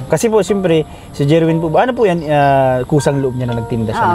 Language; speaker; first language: Filipino; native; Filipino